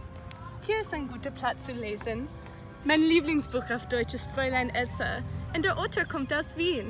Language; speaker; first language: German; non-native, fluent; English